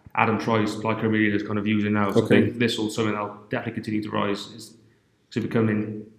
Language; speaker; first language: English; native; English